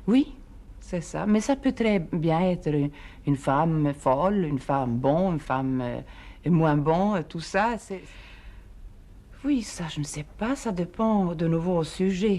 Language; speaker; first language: French; non-native, fluent; Swedish